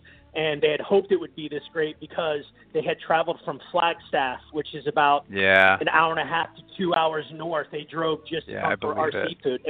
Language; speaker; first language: English; native; English